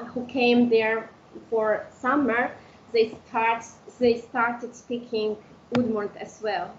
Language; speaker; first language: English; non-native, fluent; Udmurt